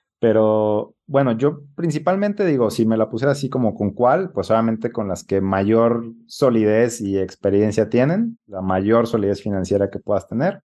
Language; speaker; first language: Spanish; native; Spanish